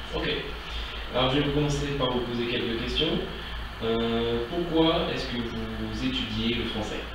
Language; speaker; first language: French; native; French